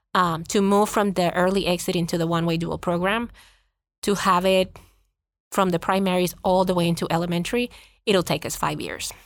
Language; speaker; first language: English; non-native, fluent; Spanish